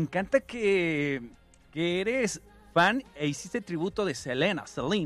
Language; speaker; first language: Spanish; native; Spanish